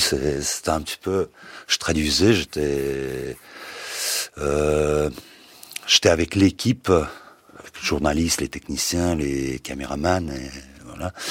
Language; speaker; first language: French; non-native, fluent; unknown